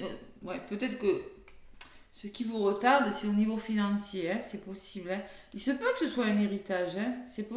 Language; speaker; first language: French; native; French